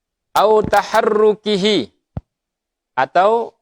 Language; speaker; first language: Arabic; non-native, fluent; Indonesian